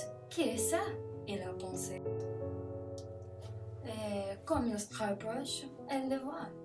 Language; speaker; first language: French; non-native, learner; English